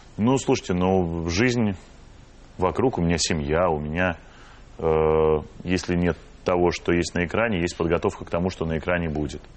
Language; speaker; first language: Russian; native; Russian